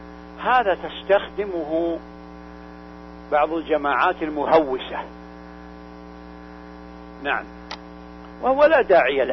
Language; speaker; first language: Arabic; native; Arabic